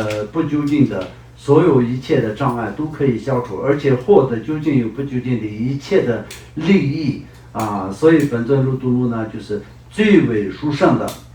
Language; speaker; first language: Chinese; non-native, local second language; Tibetan